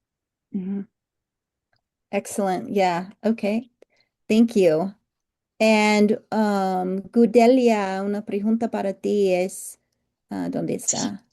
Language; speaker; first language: Spanish; non-native, learner; English